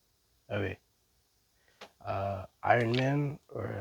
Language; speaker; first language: French; non-native, learner; English